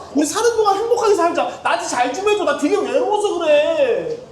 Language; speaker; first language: Korean; native; Korean